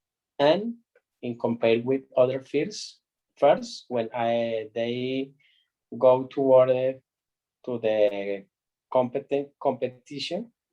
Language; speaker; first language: English; non-native, learner; Spanish